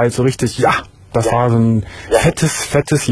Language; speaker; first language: German; native; German